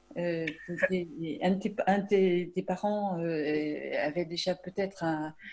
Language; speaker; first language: French; native; French